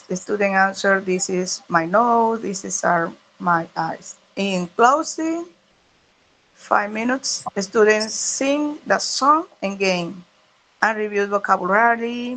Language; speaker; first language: English; non-native, learner; Spanish